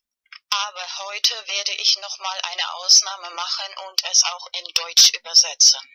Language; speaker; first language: German; non-native, fluent; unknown